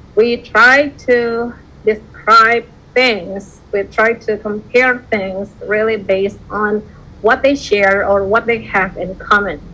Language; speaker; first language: English; non-native, fluent; Indonesian